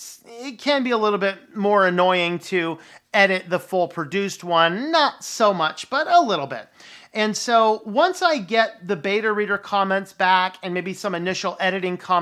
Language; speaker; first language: English; native; English